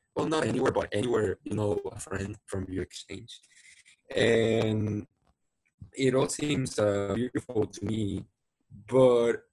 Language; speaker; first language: English; non-native, fluent; Spanish